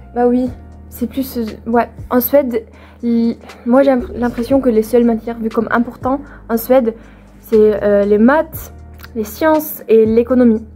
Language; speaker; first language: French; non-native, fluent; Swedish